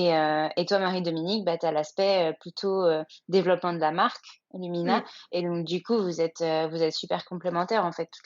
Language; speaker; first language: French; native; French